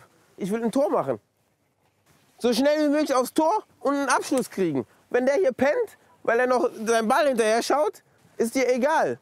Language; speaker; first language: German; native; German